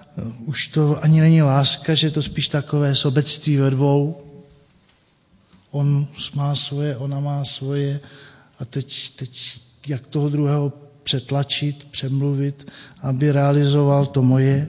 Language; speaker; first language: Czech; native; Czech